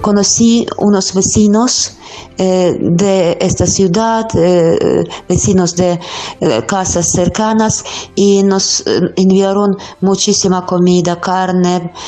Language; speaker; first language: Spanish; non-native, learner; Ukrainian